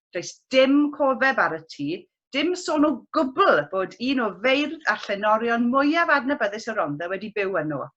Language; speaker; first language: Welsh; non-native, local second language; English